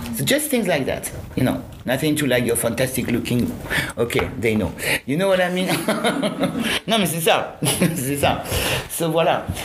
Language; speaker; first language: English; non-native, fluent; French